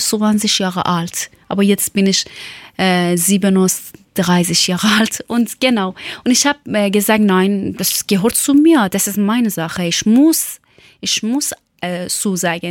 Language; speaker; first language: German; non-native, learner; Persian